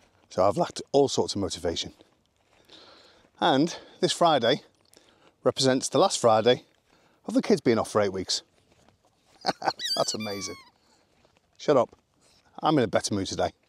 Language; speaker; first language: English; native; English